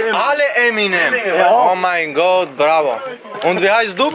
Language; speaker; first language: German; non-native, learner; Macedonian